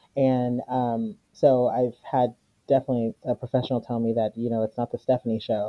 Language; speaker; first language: English; native; English